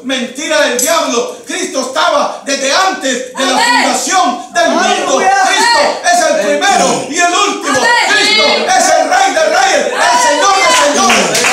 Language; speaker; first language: Spanish; native; Spanish